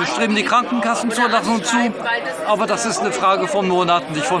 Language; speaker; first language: German; native; German